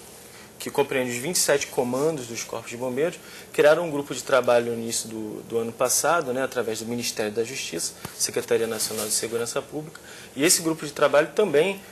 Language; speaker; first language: Portuguese; native; Portuguese